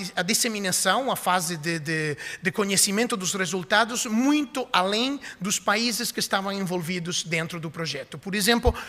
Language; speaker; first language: Portuguese; non-native, fluent; Italian